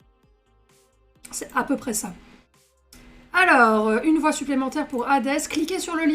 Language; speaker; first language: French; native; French